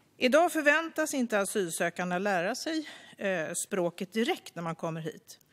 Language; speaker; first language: Swedish; native; Swedish